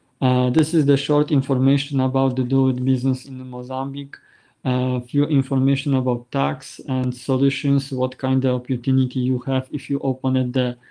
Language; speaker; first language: English; non-native, learner; Polish